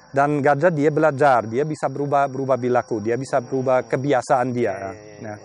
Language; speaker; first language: Indonesian; non-native, fluent; German